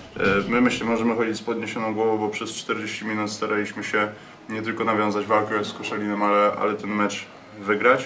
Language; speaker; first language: Polish; native; Polish